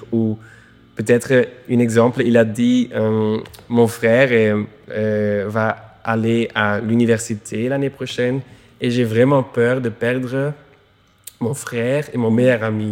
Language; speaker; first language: French; non-native, learner; Dutch